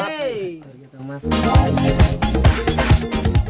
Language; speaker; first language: Japanese; non-native, learner; Vietnamese